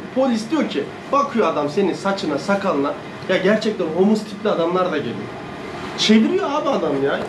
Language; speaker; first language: Turkish; native; Turkish